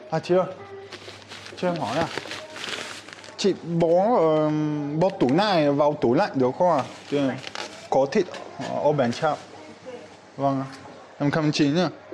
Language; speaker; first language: Vietnamese; non-native, fluent; Polish